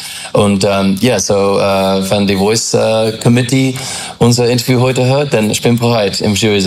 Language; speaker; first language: German; non-native, learner; English